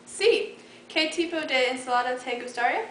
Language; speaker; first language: Spanish; non-native, learner; English